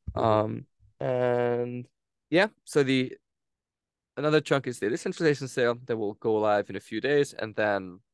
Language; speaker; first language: English; non-native, fluent; Hungarian